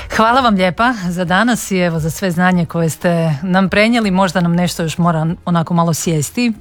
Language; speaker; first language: Croatian; native; Croatian